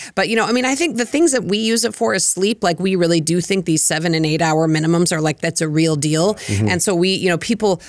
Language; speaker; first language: English; native; English